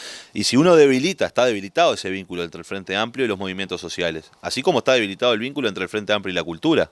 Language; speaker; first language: Spanish; native; Spanish